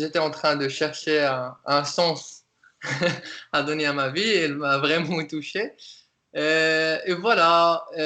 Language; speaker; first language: French; non-native, local second language; Arabic